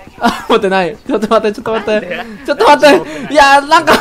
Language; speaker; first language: Japanese; non-native, learner; Indonesian